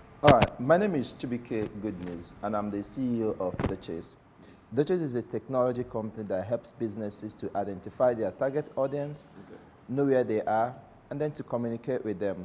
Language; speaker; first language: English; non-native, local second language; Igbo